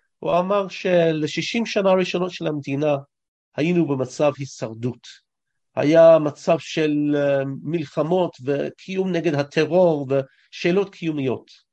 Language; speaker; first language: Hebrew; non-native, fluent; English